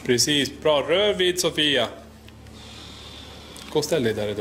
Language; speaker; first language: Swedish; native; Swedish